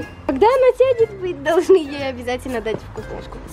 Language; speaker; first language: Russian; native; Russian